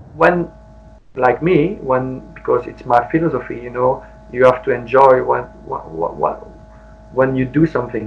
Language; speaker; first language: English; non-native, learner; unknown